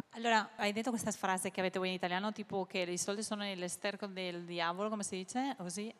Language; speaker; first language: Italian; non-native, fluent; Spanish